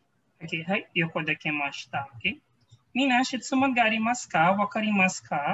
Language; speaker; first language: Japanese; non-native, fluent; Filipino